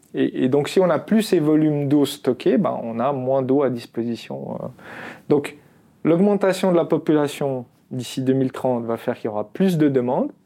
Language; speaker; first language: French; non-native, local second language; Arabic